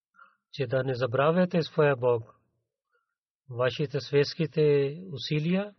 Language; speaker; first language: Bulgarian; non-native, learner; Urdu